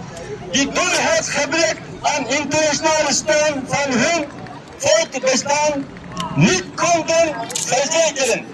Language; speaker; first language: Dutch; non-native, fluent; Uyghur